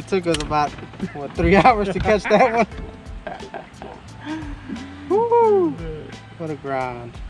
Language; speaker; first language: English; native; English